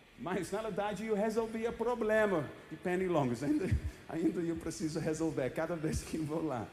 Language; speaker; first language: Portuguese; non-native, fluent; English